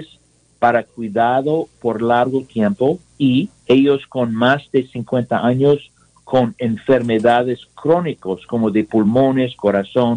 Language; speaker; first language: Spanish; non-native, learner; English